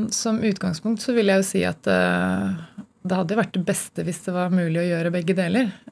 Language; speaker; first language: Norwegian; native; Norwegian